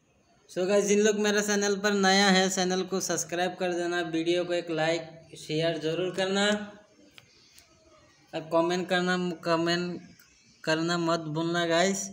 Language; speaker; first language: Hindi; non-native, local second language; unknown